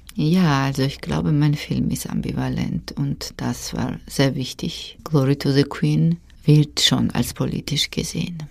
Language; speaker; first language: German; non-native, fluent; Georgian